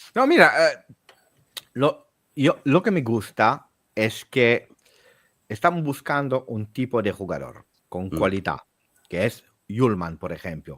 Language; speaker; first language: Spanish; non-native, fluent; Italian